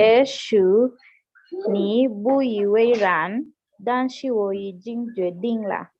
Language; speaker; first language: Chinese; non-native, learner; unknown